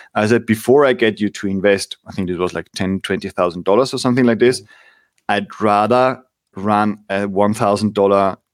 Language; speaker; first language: English; non-native, fluent; German